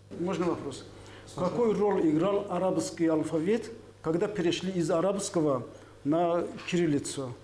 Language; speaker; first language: Russian; non-native, fluent; Azerbaijani